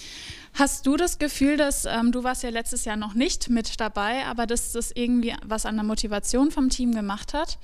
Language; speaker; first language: German; native; German